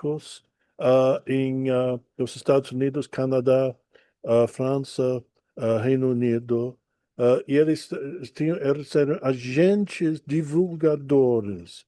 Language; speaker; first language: Portuguese; non-native, fluent; English